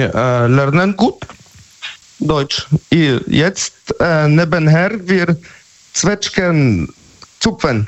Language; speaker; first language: German; non-native, learner; Polish